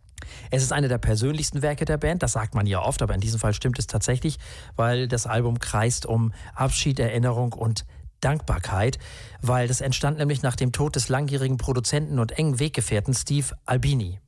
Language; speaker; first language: German; native; German